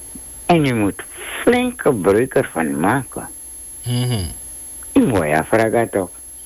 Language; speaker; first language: Dutch; non-native, local second language; Sranan Tongo